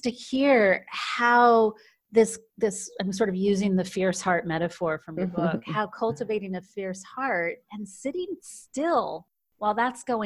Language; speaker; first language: English; native; English